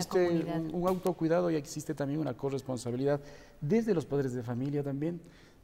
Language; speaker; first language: Spanish; native; Spanish